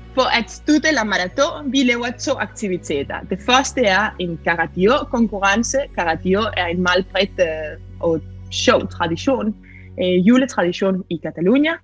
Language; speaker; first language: Danish; non-native, fluent; Catalan